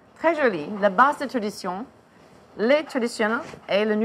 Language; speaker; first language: French; non-native, learner; English